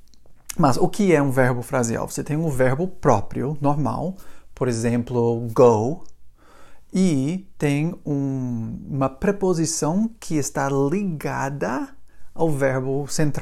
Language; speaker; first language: Portuguese; non-native, fluent; English